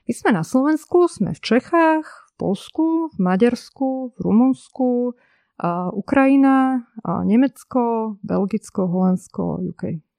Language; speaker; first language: Slovak; native; Slovak